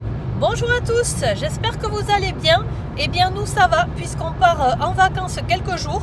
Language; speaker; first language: French; native; French